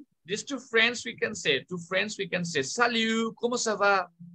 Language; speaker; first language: English; non-native, local second language; Bangla